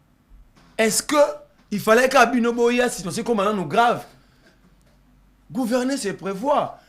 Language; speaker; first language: French; non-native, local second language; Lingala